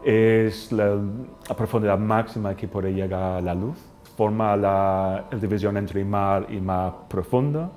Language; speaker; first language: Spanish; non-native, fluent; English